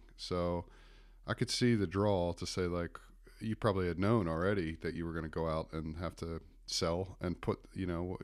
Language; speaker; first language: English; native; English